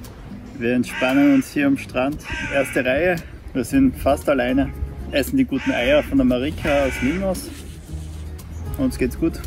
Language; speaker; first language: German; native; German